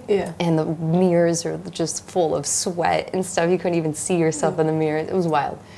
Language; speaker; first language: English; native; English